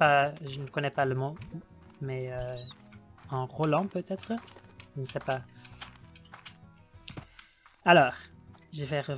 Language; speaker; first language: French; non-native, learner; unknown